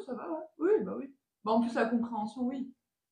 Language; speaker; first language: French; native; French